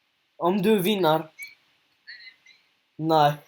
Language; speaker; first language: Swedish; early bilingual, other home language; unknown